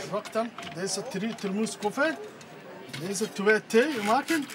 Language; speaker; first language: Dutch; non-native, learner; Somali